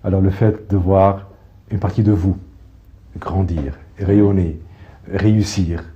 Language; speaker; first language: French; non-native, local second language; Arabic